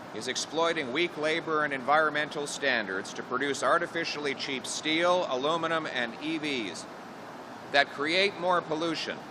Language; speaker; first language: English; native; English